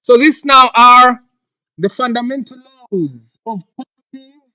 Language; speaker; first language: English; non-native, local second language; Swahili